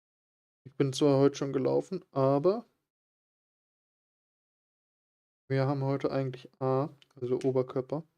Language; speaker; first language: German; native; German